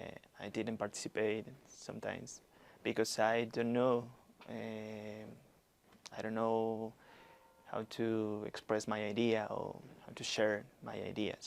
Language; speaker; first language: English; non-native, learner; Spanish